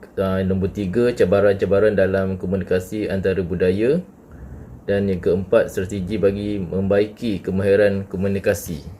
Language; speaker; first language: Malay; native; Malay